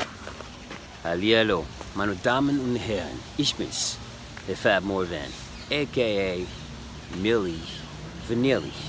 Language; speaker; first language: German; non-native, learner; French